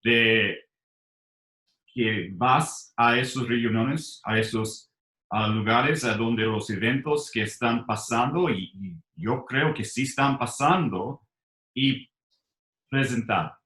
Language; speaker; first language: Spanish; non-native, learner; English